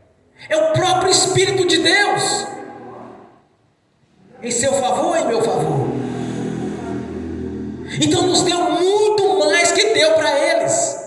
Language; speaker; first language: Portuguese; native; Portuguese